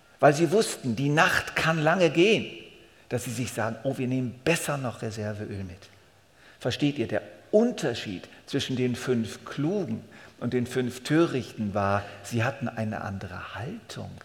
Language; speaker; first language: German; native; German